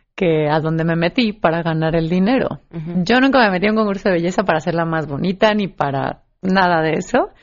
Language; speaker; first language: Spanish; native; Spanish